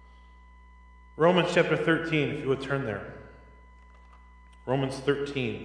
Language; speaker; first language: English; native; English